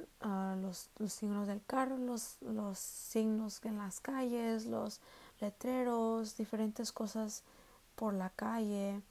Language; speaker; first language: Spanish; early bilingual, heritage; Spanish